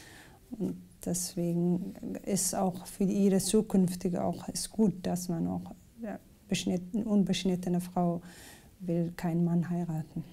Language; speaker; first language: German; non-native, learner; Somali